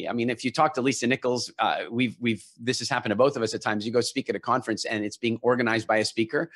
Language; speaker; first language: English; native; English